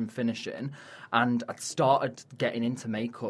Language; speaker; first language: English; native; English